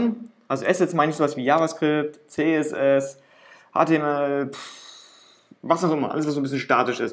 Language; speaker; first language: German; native; German